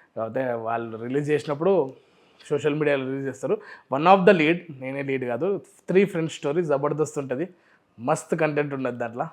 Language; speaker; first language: Telugu; non-native, local second language; Urdu